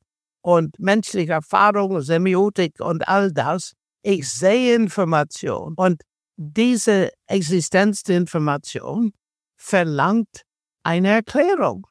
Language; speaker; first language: German; non-native, fluent; English